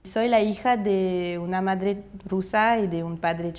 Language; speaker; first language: Spanish; non-native, fluent; Russian